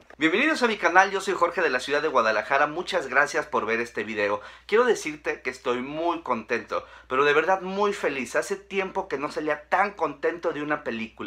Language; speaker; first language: Spanish; native; Spanish